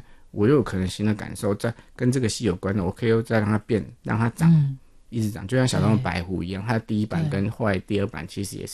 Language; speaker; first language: Chinese; non-native, local second language; Min Nan Chinese